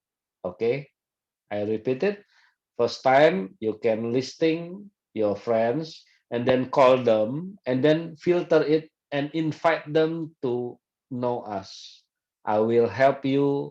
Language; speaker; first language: English; non-native, fluent; Indonesian